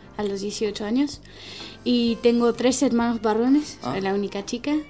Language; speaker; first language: Spanish; non-native, fluent; French